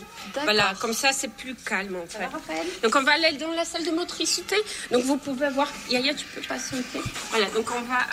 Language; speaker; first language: French; native; French